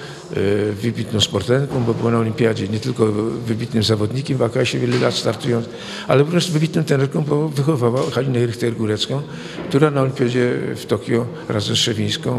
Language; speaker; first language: Polish; native; Polish